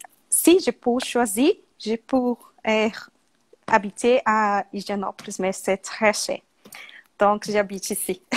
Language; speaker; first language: French; non-native, learner; Portuguese